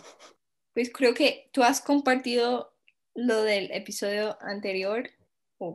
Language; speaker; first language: Spanish; non-native, fluent; English